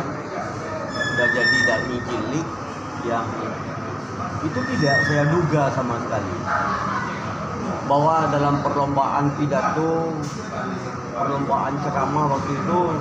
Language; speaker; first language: Indonesian; native; Indonesian